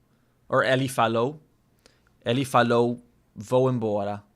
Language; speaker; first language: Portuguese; non-native, learner; English